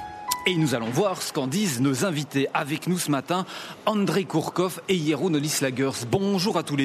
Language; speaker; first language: French; native; French